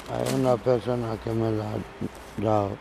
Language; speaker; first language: Spanish; non-native, learner; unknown